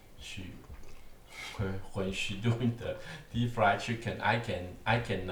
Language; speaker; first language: English; non-native, learner; Chinese